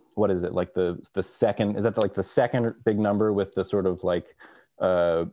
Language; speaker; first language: English; native; English